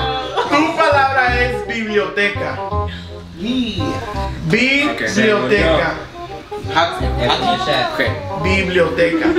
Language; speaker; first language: Spanish; early bilingual, heritage; Spanish